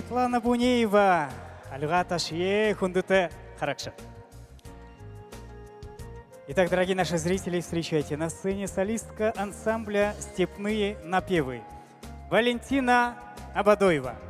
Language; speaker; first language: Russian; native; Russian